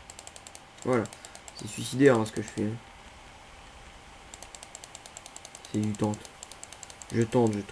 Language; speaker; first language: French; native; French